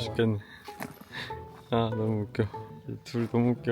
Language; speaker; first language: Korean; native; Korean